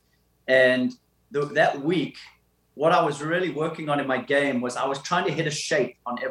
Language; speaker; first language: English; native; English